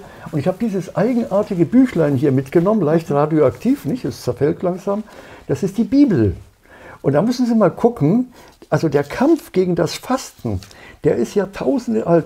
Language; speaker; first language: German; native; German